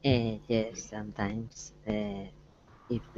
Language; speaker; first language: English; non-native, learner; Spanish